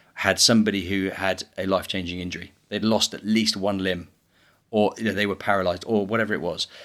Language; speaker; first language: English; native; English